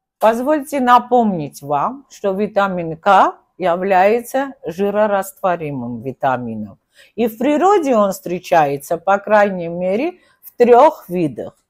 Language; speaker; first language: Russian; non-native, local second language; Armenian